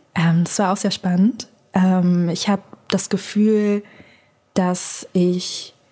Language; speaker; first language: German; native; German